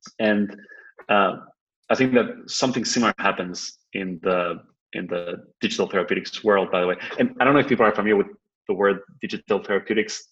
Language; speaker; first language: English; non-native, fluent; Spanish